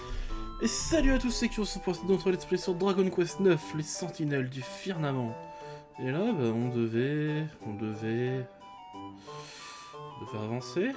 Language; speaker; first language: French; native; French